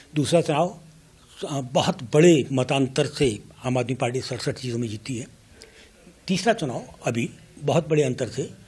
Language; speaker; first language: Hindi; native; Hindi